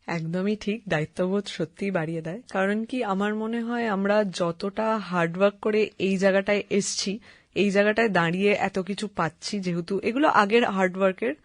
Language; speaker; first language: Bangla; native; Bangla